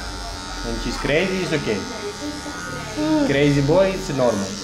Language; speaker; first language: English; non-native, learner; Greek